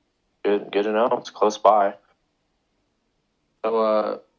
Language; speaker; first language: English; native; English